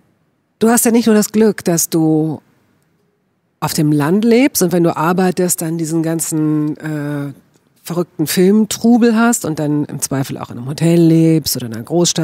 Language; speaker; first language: German; native; German